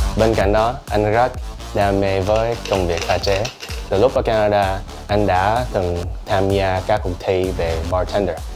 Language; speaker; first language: Vietnamese; early bilingual, heritage; Vietnamese